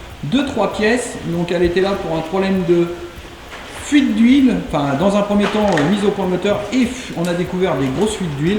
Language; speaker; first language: French; native; French